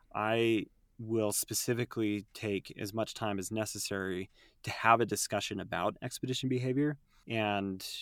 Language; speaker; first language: English; native; English